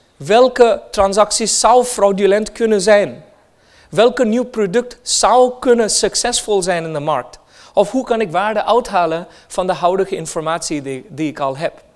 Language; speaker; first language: Dutch; non-native, fluent; Hindi